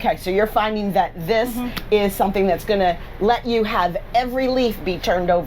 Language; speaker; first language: English; native; English